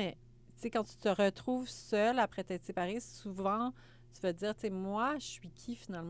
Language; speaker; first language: French; native; French